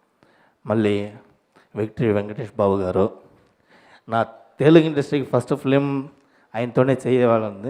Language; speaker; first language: Telugu; non-native, learner; Tamil